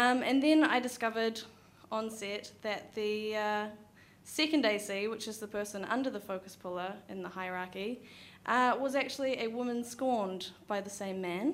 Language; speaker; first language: English; native; English